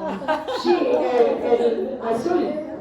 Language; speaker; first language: Spanish; non-native, fluent; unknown